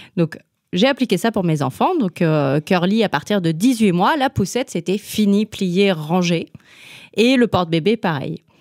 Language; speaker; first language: French; native; French